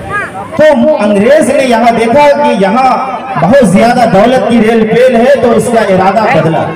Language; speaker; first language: Urdu; native; Urdu